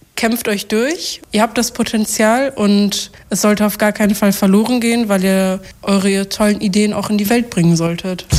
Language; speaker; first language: German; early bilingual, other home language; Kurdish